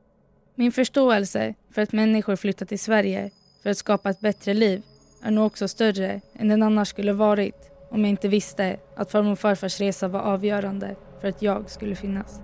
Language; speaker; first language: Swedish; early bilingual, heritage; Finnish